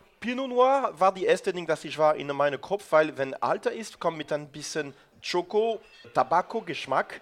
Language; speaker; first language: German; non-native, learner; French